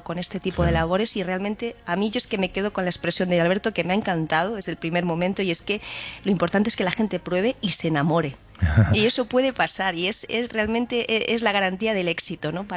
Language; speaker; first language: Spanish; native; Spanish